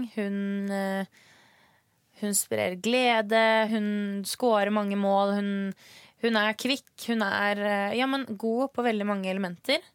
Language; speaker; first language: Norwegian; early bilingual, other home language; Swedish